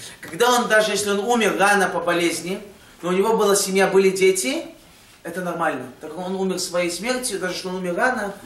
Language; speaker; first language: Russian; early bilingual, heritage; Russian